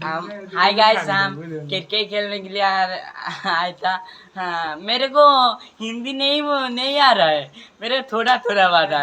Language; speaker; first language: Hindi; non-native, learner; Odia